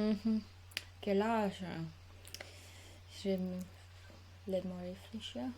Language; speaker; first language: French; non-native, learner; Khmer